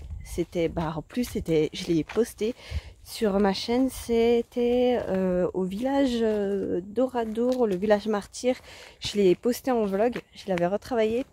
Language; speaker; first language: French; native; French